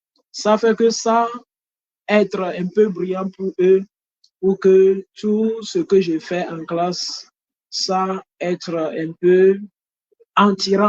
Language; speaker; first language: French; non-native, fluent; Ewe